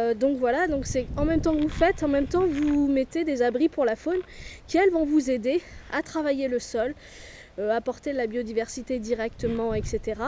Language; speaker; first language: French; native; French